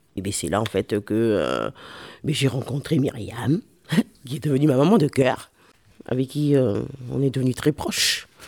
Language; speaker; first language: French; early bilingual, other home language; Lingala